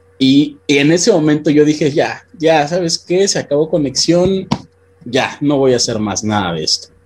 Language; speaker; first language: Spanish; native; Spanish